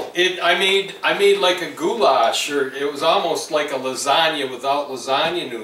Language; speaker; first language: English; native; English